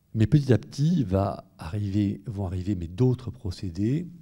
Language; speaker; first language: French; native; French